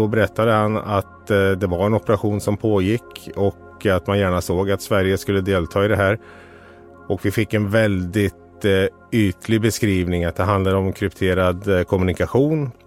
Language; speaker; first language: Swedish; native; Swedish